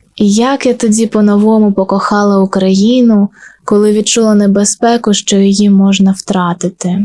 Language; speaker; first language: Ukrainian; non-native, local second language; Russian